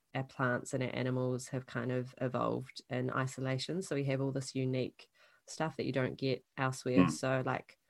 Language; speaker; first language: English; native; English